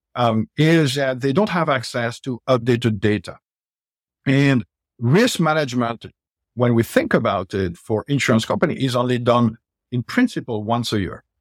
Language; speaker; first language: English; non-native, fluent; French